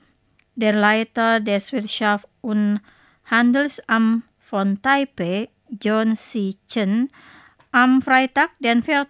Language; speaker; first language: German; non-native, fluent; Indonesian